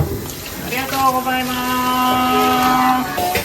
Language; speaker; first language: Japanese; native; Japanese